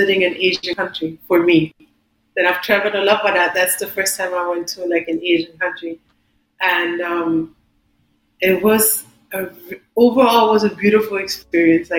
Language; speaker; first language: English; non-native, fluent; German